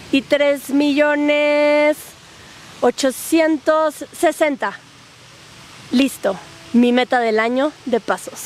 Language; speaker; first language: Spanish; native; Spanish